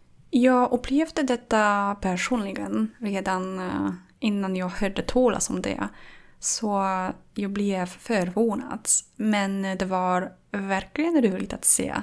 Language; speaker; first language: Swedish; non-native, fluent; Polish